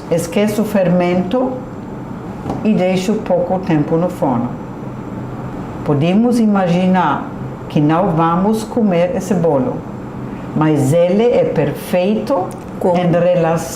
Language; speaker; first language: Portuguese; non-native, fluent; German